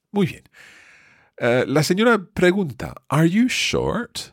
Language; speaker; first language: Spanish; non-native, fluent; English